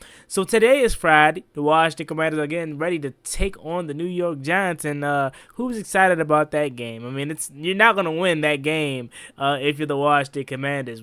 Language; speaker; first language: English; native; English